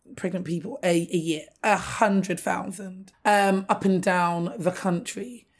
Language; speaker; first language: English; native; English